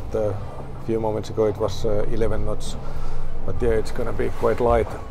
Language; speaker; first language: English; non-native, fluent; Finnish